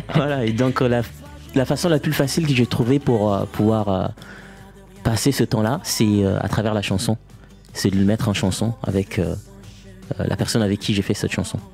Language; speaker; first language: French; non-native, fluent; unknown